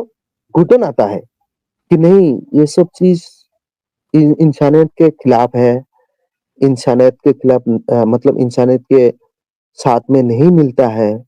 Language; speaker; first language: Hindi; non-native, local second language; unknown